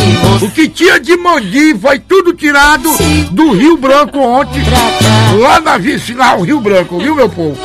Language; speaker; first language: Portuguese; native; Portuguese